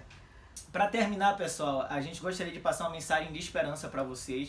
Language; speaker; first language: Portuguese; native; Portuguese